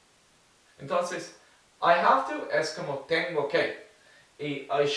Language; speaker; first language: Spanish; non-native, learner; English